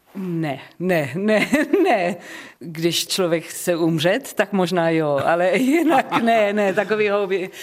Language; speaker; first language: Czech; early bilingual, heritage; Czech